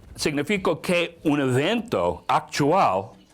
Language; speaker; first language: Spanish; non-native, learner; English